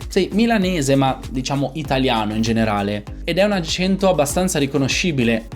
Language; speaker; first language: Italian; native; Italian